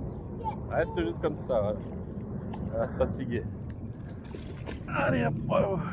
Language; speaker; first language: French; native; French